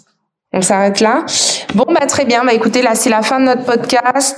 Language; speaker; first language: French; native; French